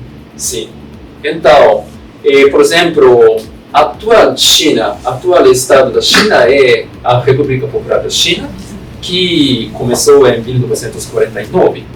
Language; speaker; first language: Portuguese; non-native, fluent; Japanese